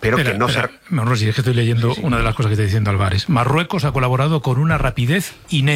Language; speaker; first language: Spanish; native; Spanish